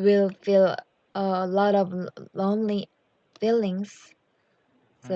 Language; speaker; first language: English; non-native, learner; Korean